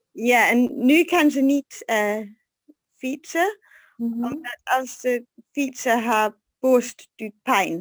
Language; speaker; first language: Dutch; non-native, learner; English